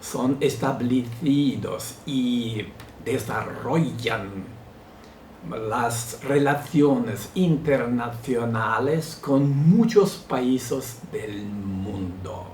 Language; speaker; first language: Spanish; non-native, learner; Russian